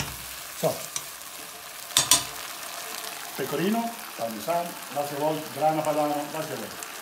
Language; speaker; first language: German; non-native, fluent; Italian